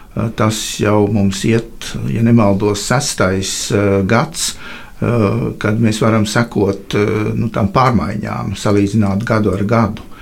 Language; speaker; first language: Latvian; native; Latvian